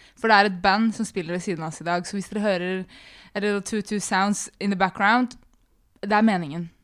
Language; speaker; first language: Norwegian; early bilingual, other home language; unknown